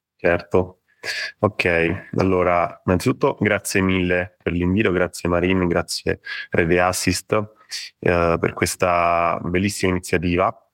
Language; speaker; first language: Italian; native; Italian